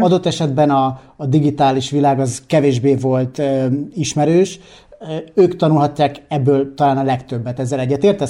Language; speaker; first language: Hungarian; native; Hungarian